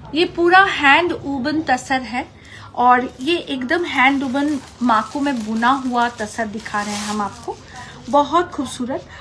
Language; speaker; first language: Hindi; non-native, local second language; Bangla